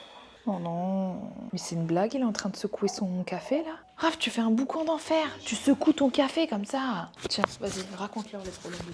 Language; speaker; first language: French; native; French